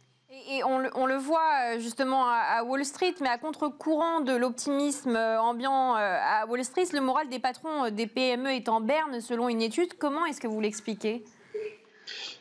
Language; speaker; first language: French; native; French